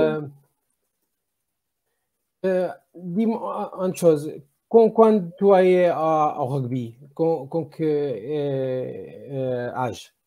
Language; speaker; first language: French; non-native, learner; Portuguese